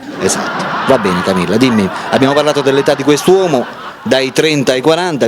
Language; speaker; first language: Italian; native; Italian